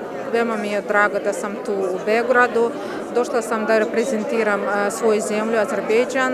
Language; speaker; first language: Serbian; non-native, fluent; Azerbaijani